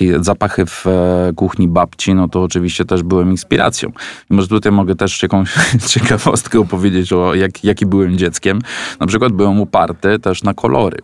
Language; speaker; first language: Polish; non-native, fluent; Italian